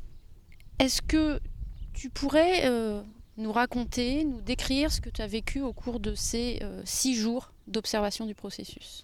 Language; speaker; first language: French; native; French